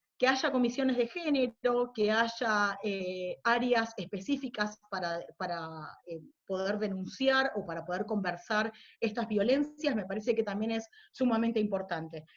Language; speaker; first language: Spanish; native; Spanish